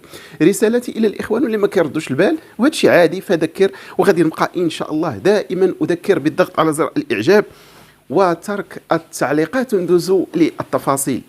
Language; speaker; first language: Arabic; native; Arabic